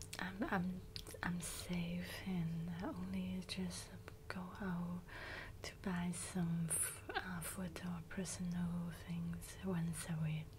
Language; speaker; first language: English; non-native, learner; Cantonese